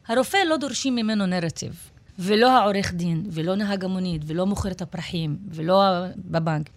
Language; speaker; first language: Hebrew; non-native, local second language; Arabic